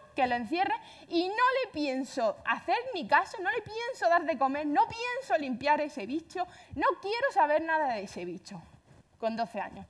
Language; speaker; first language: Spanish; native; Spanish